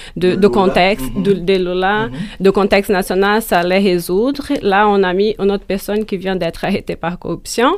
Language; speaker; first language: French; non-native, fluent; Portuguese